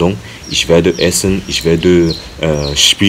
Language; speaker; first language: German; non-native, learner; French